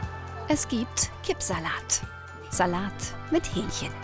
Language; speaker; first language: German; native; German